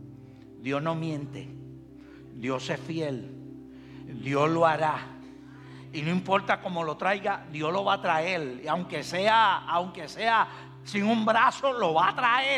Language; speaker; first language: Spanish; native; Spanish